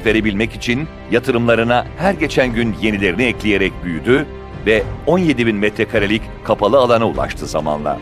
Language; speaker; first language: Turkish; native; Turkish